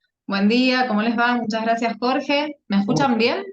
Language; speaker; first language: Spanish; native; Spanish